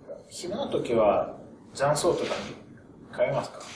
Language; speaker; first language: Japanese; non-native, learner; Russian